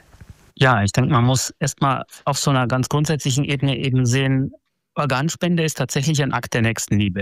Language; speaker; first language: German; native; German